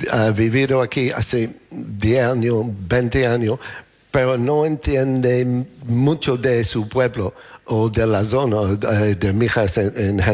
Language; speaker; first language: Spanish; non-native, fluent; English